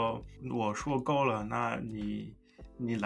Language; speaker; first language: Chinese; non-native, learner; English